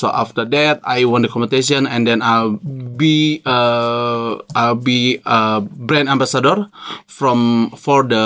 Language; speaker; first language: English; non-native, learner; Indonesian